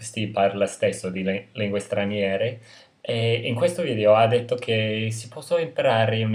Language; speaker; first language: Italian; non-native, fluent; English